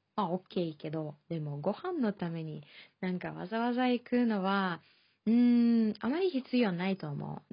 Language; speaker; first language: Japanese; non-native, fluent; Chinese